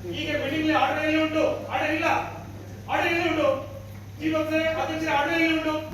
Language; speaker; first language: Kannada; non-native, local second language; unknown